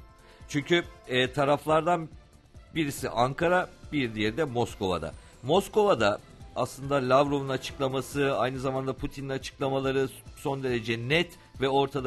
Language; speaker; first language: Turkish; native; Turkish